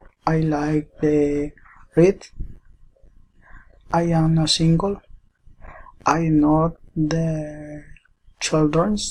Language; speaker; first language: English; non-native, learner; Spanish